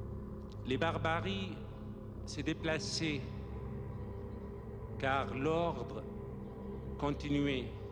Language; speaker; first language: French; non-native, fluent; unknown